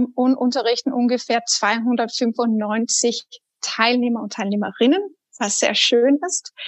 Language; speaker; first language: German; non-native, fluent; Danish